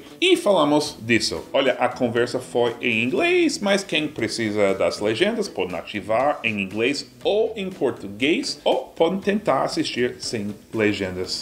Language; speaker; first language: Portuguese; non-native, fluent; English